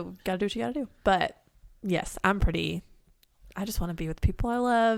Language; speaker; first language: English; native; English